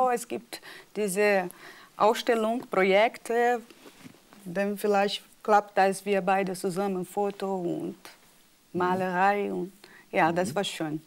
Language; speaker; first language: German; non-native, fluent; Portuguese